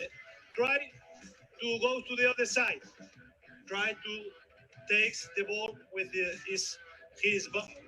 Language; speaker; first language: English; non-native, learner; Spanish